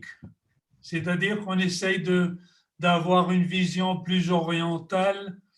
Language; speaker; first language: French; non-native, fluent; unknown